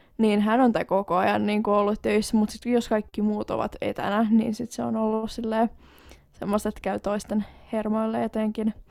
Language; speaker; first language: Finnish; non-native, local second language; Swedish